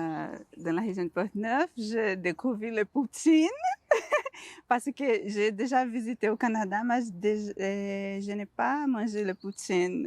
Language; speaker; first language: French; non-native, learner; Portuguese